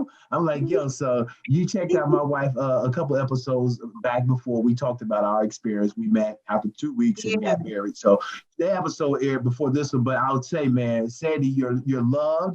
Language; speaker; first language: English; native; English